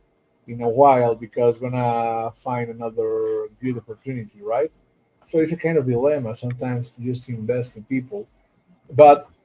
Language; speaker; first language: English; non-native, fluent; Spanish